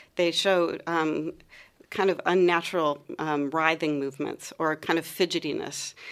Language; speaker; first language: English; native; English